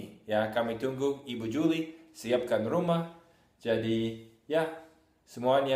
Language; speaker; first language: Indonesian; non-native, fluent; English